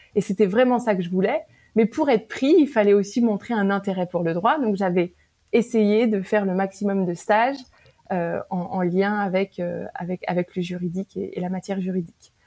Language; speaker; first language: French; native; French